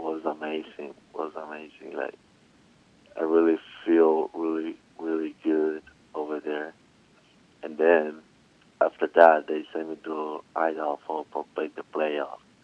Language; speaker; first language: English; non-native, learner; Spanish